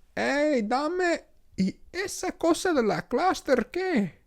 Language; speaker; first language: Spanish; early bilingual, heritage; Spanish